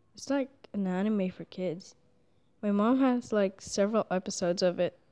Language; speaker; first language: English; non-native, fluent; Indonesian